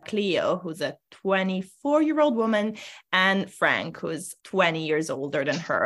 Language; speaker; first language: English; non-native, fluent; Italian